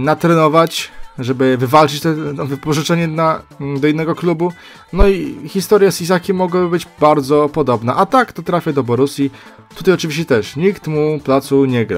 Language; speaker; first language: Polish; native; Polish